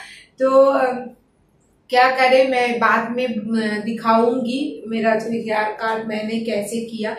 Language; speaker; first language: Hindi; non-native, local second language; Bangla